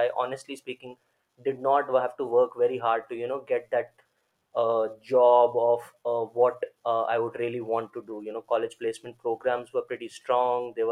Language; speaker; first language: English; non-native, local second language; Hindi